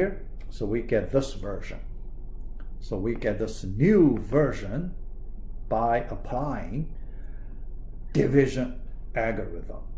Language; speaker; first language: English; non-native, fluent; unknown